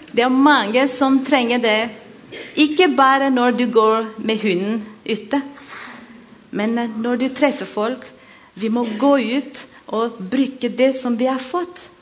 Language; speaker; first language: Norwegian; non-native, learner; Malagasy